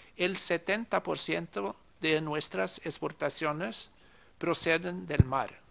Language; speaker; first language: Spanish; non-native, fluent; Norwegian